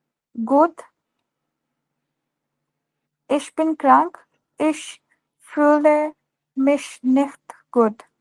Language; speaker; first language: German; non-native, learner; Urdu